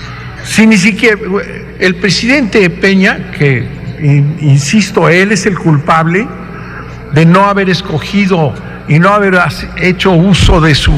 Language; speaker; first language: Spanish; native; Spanish